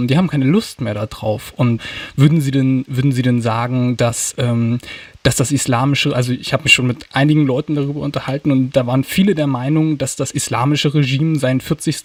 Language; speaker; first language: German; native; German